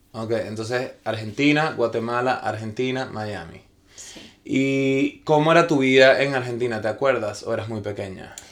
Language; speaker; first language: Spanish; native; Spanish